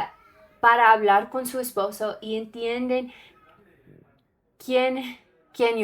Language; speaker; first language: Spanish; non-native, learner; English